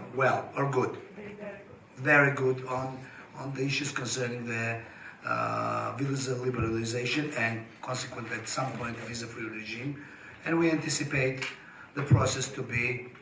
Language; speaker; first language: English; non-native, fluent; Georgian